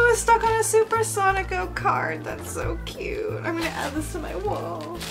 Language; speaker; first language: English; native; English